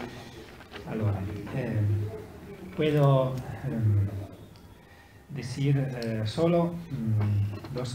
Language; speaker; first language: Spanish; non-native, learner; Italian